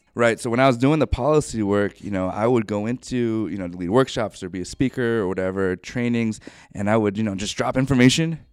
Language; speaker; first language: English; native; English